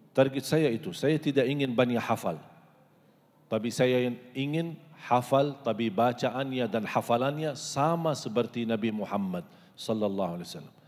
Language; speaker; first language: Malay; non-native, fluent; Arabic